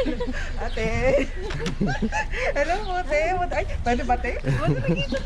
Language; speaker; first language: Filipino; non-native, local second language; Hiligaynon